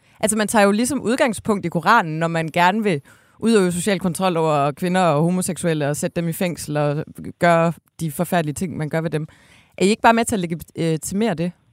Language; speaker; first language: Danish; native; Danish